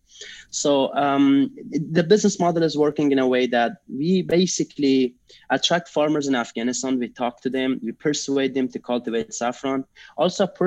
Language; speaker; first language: English; non-native, fluent; Persian